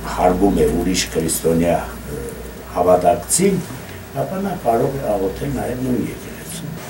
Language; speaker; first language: Armenian; native; Armenian